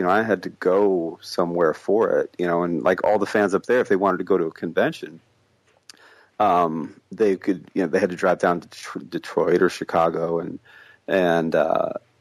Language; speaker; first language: English; native; English